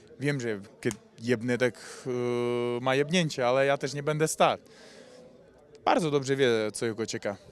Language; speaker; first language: Polish; non-native, learner; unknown